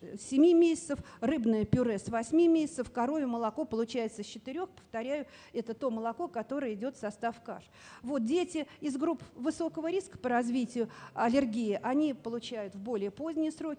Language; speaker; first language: Russian; native; Russian